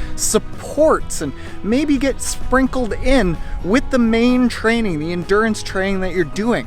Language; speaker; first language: English; native; English